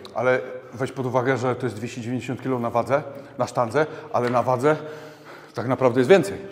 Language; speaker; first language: Polish; native; Polish